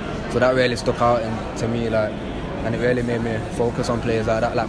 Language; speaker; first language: English; native; English